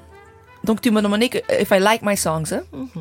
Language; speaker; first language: French; non-native, learner; English